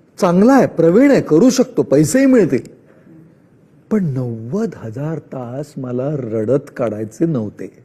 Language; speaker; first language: Marathi; non-native, local second language; Marwari